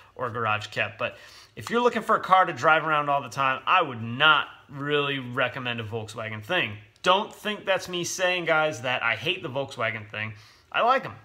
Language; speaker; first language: English; native; English